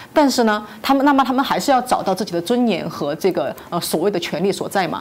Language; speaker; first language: Chinese; native; Chinese